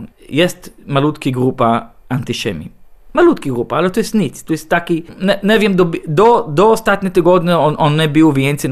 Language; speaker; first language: Polish; non-native, learner; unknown